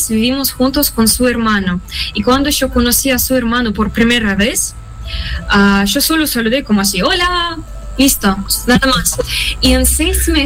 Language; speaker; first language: Spanish; non-native, fluent; Russian